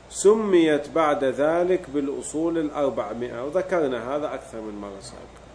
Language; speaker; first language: Arabic; native; Arabic